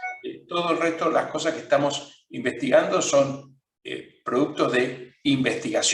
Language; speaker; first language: Spanish; non-native, fluent; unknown